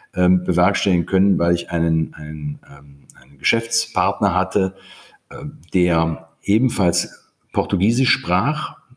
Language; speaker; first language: German; native; German